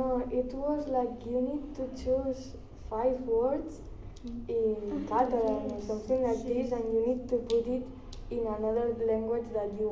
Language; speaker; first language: English; non-native, learner; Catalan